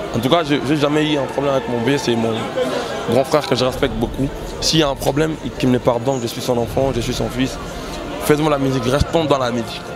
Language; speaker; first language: French; non-native, local second language; Lingala